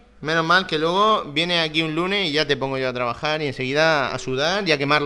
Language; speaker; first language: Spanish; native; Spanish